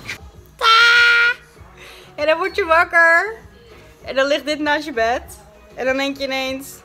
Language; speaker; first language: Dutch; native; Dutch